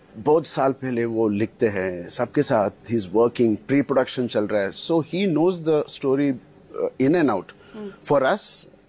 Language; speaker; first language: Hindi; non-native, local second language; Telugu